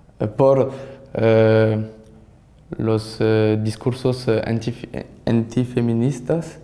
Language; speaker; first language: Spanish; non-native, learner; French